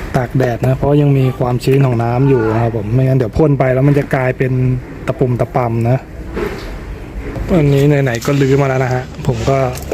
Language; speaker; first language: Thai; native; Thai